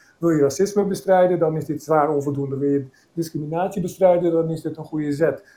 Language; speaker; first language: Dutch; early bilingual, other home language; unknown